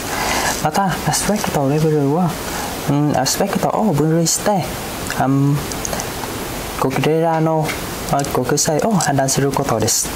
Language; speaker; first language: Japanese; non-native, fluent; Vietnamese